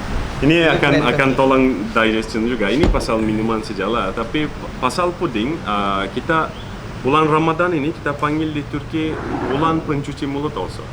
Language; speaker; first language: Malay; non-native, fluent; Turkish